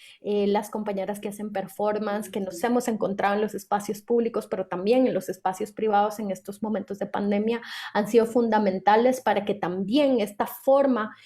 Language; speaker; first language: Spanish; native; Spanish